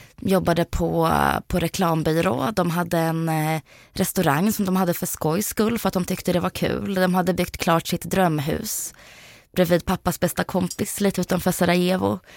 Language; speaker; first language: Swedish; early bilingual, other home language; Bosnian